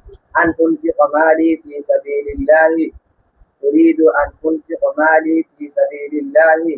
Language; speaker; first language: Arabic; non-native, learner; Bangla